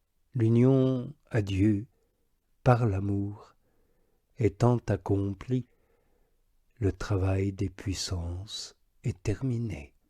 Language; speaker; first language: French; native; French